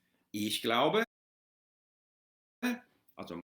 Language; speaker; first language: German; non-native, learner; English